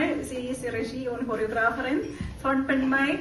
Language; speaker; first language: German; non-native, local second language; Malayalam